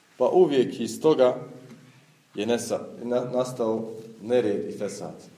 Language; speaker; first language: Bosnian; native; Bosnian